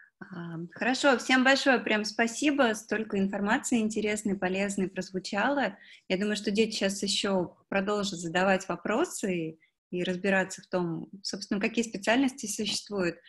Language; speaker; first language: Russian; native; Russian